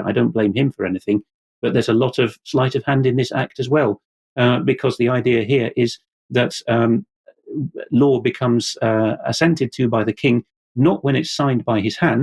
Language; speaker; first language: English; non-native, fluent; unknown